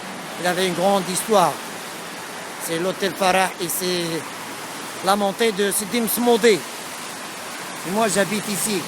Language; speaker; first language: French; non-native, local second language; Arabic